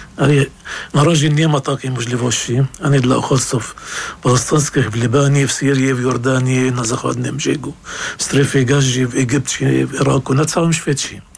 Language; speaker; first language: Polish; non-native, fluent; Arabic